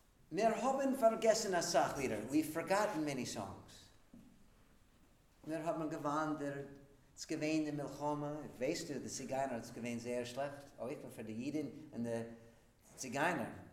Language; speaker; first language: German; non-native, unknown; English